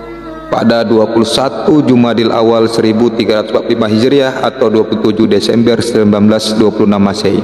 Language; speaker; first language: Indonesian; native; Indonesian